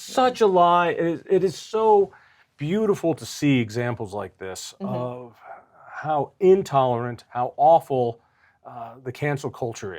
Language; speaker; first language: English; native; English